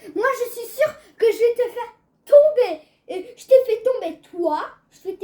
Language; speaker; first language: French; native; French